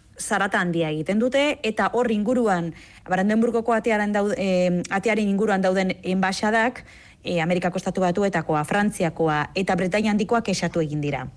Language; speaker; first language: Basque; native; Basque